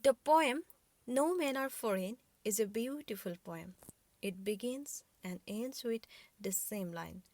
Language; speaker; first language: English; non-native, local second language; Assamese